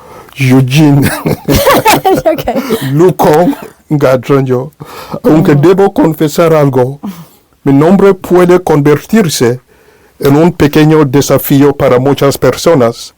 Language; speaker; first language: Spanish; non-native, fluent; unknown